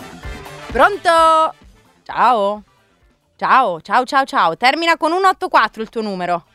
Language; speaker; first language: Italian; native; Italian